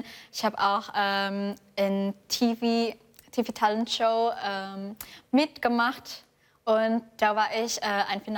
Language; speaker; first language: German; non-native, fluent; Indonesian